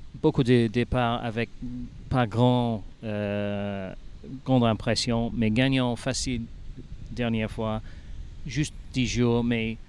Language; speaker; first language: French; non-native, learner; English